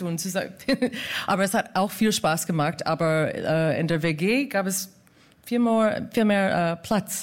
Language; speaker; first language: German; non-native, learner; English